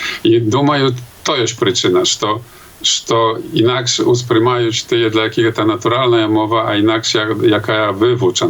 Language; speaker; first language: Polish; non-native, local second language; Belarusian